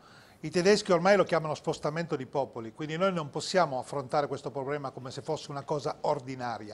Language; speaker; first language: Italian; native; Italian